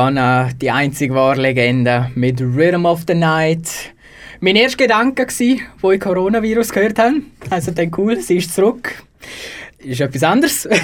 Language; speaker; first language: German; native; German